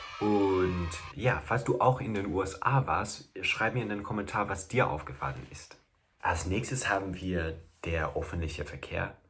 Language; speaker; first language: German; non-native, fluent; English